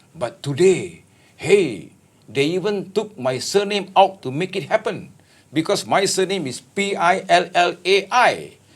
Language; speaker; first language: English; non-native, local second language; Malay